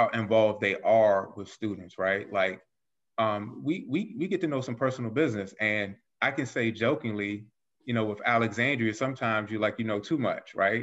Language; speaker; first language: English; native; English